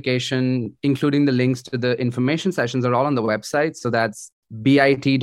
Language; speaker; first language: English; non-native, local second language; Hindi